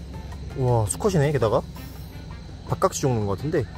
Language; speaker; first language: Korean; native; Korean